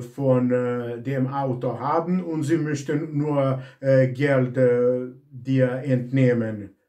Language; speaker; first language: German; non-native, fluent; Serbian